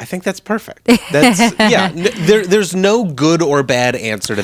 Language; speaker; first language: English; native; English